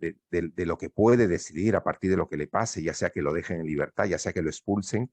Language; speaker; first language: Spanish; native; Spanish